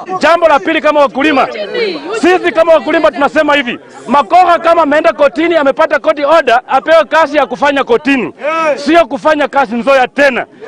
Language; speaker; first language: Swahili; non-native, local second language; Luyia